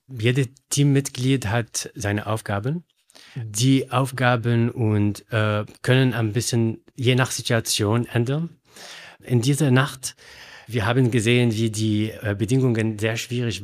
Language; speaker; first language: German; non-native, learner; Arabic